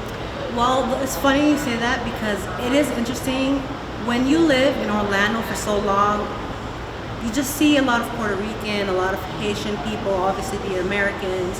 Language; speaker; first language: English; early bilingual, other home language; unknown